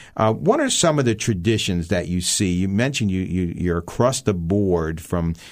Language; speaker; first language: English; early bilingual, other home language; Armenian